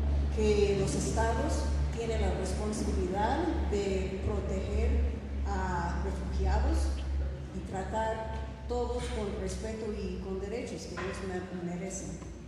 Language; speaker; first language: Spanish; non-native, fluent; English